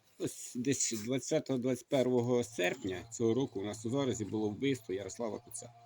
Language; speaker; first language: Ukrainian; native; Ukrainian